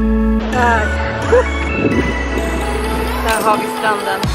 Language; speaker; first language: Swedish; native; Swedish